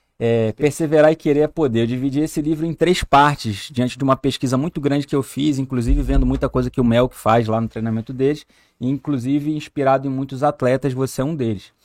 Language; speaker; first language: Portuguese; native; Portuguese